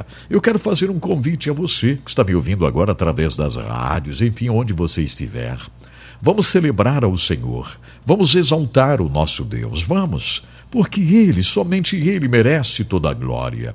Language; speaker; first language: Portuguese; native; Portuguese